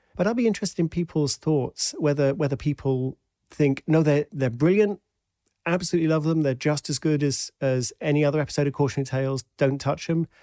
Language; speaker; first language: English; native; English